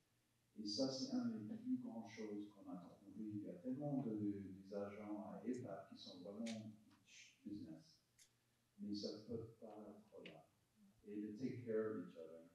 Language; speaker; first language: French; non-native, learner; English